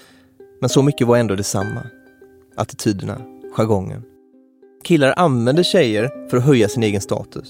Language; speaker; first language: Swedish; native; Swedish